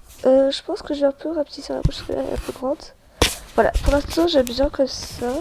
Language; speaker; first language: French; native; French